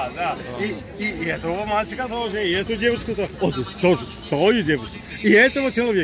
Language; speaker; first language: Russian; non-native, local second language; Ukrainian